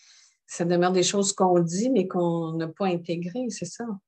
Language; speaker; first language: French; native; French